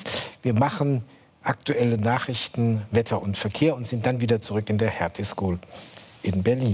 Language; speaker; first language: German; native; German